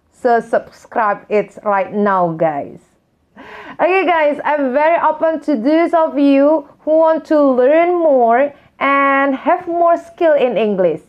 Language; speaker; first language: English; non-native, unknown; Indonesian